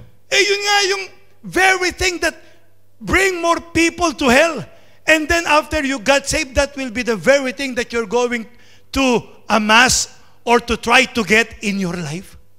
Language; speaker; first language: English; non-native, local second language; Filipino